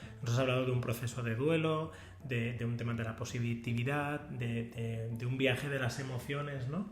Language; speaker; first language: Spanish; non-native, local second language; Catalan